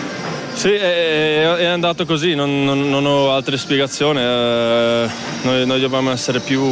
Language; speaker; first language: Italian; non-native, local second language; German